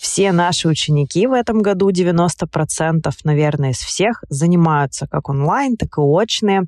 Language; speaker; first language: Russian; native; Russian